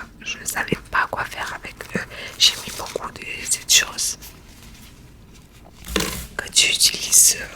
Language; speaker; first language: French; non-native, learner; Spanish